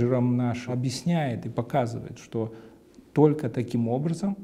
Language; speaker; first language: Russian; native; Russian